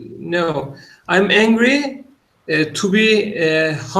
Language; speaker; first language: English; non-native, learner; Turkish